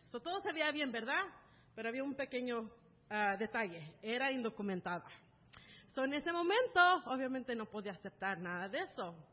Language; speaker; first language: Spanish; early bilingual, heritage; Spanish